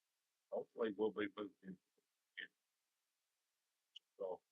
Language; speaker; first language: English; native; English